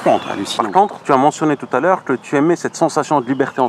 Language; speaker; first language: French; native; French